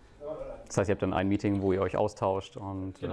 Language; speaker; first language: German; native; German